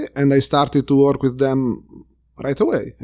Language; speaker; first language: English; non-native, fluent; Italian